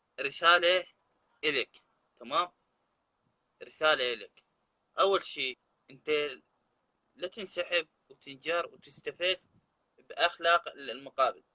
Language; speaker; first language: Arabic; native; Arabic